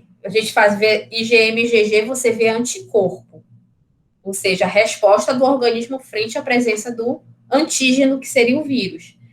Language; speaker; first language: Portuguese; native; Portuguese